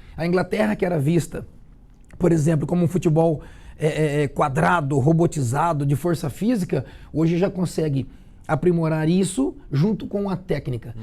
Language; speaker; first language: Portuguese; native; Portuguese